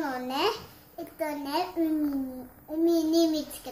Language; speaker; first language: Japanese; early bilingual, other home language; English